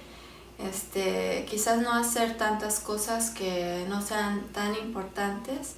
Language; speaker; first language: Spanish; early bilingual, heritage; Spanish